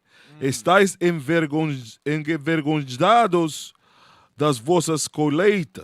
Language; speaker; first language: Portuguese; non-native, learner; Spanish